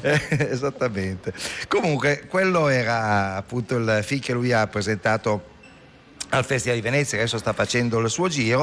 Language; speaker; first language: Italian; native; Italian